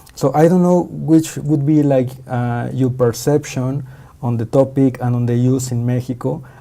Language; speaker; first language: English; non-native, fluent; Spanish